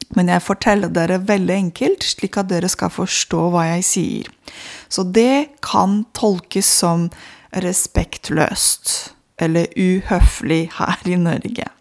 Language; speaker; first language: Norwegian; non-native, fluent; Romanian